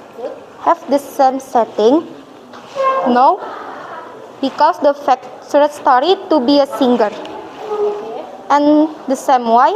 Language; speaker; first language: English; non-native, learner; Indonesian